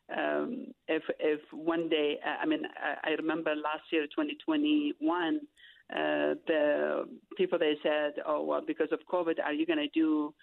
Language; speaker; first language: English; non-native, fluent; Arabic